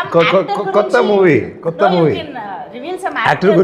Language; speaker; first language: Telugu; non-native, learner; Kannada